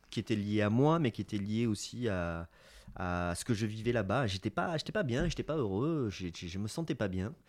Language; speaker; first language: French; native; French